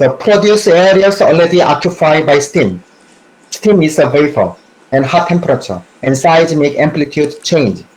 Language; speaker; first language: English; non-native, fluent; Korean